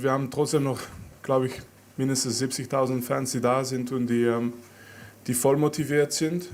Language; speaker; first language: German; non-native, fluent; French